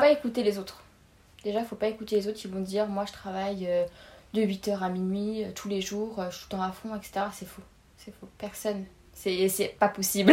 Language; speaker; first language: French; native; French